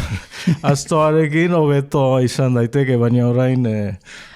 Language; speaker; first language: Basque; non-native, learner; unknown